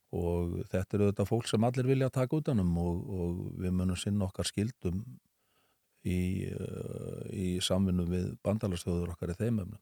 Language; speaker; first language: Icelandic; native; Icelandic